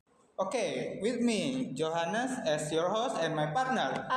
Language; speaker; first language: English; non-native, learner; Indonesian